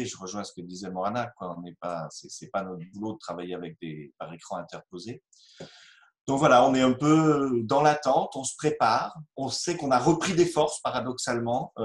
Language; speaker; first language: French; native; French